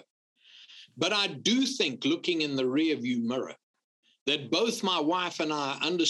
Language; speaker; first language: English; native; English